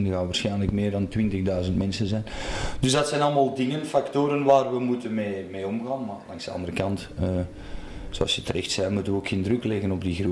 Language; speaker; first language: Dutch; native; Dutch